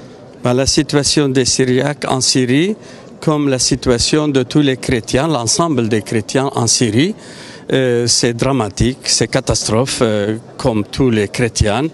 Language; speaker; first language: French; non-native, fluent; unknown